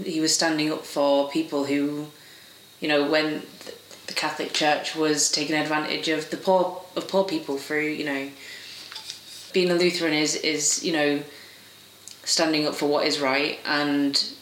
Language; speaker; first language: English; non-native, local second language; Estonian